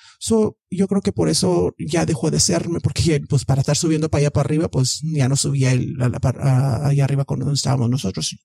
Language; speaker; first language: Spanish; early bilingual, heritage; Spanish